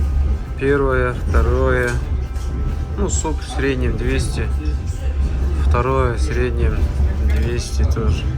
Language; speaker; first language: Russian; native; Russian